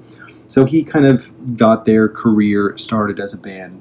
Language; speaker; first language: English; native; English